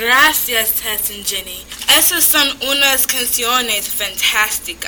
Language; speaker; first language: Spanish; non-native, learner; English